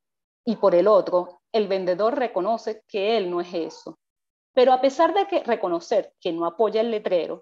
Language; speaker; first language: Spanish; native; Spanish